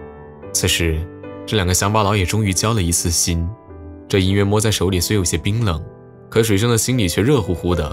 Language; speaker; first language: Chinese; native; Chinese